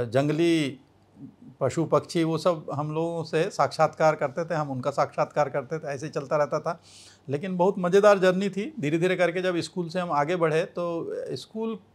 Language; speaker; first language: Hindi; native; Hindi